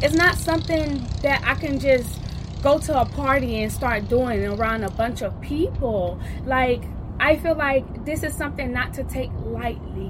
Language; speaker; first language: English; native; English